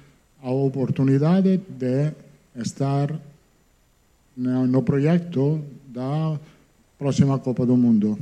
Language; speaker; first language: Portuguese; non-native, learner; Italian